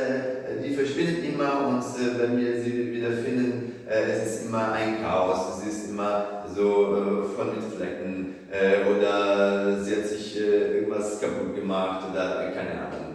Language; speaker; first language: German; non-native, fluent; Italian